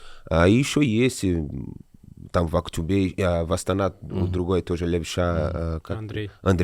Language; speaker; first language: Russian; non-native, learner; Portuguese